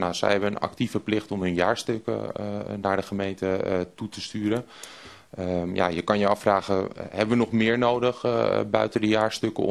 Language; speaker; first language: Dutch; native; Dutch